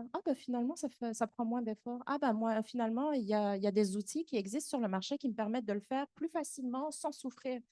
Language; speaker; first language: French; native; French